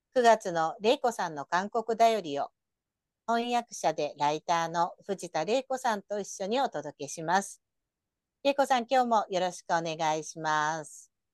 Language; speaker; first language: Japanese; native; Japanese